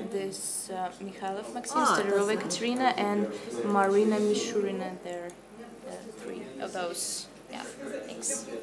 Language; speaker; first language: English; non-native, learner; Russian